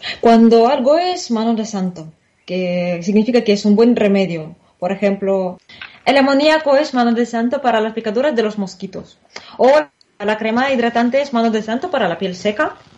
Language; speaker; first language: Spanish; non-native, fluent; Russian